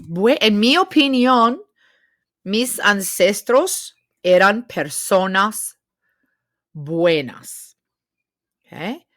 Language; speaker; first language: Spanish; non-native, fluent; English